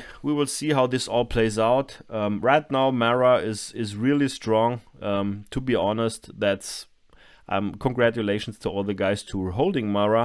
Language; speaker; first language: English; non-native, fluent; German